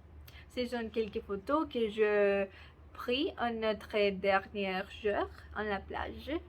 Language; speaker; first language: French; non-native, learner; Spanish